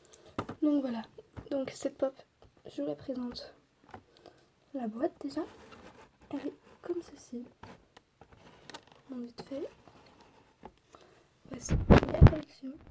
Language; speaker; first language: French; native; French